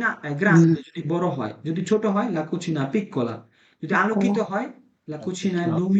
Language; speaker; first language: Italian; non-native, fluent; Bangla